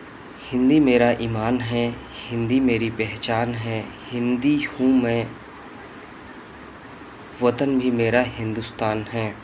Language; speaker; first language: Hindi; native; Hindi